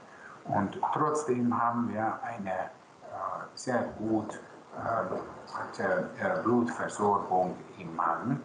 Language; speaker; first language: German; non-native, local second language; Hungarian